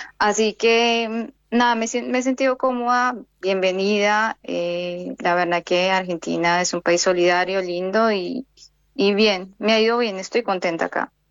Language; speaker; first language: Spanish; native; Spanish